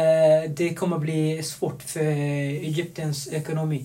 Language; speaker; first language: Swedish; non-native, fluent; Arabic